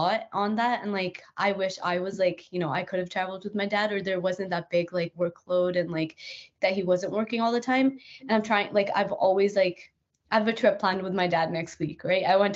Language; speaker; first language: English; native; English